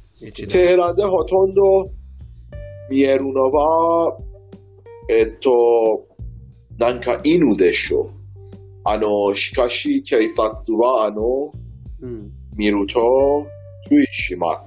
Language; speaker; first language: Japanese; non-native, learner; Persian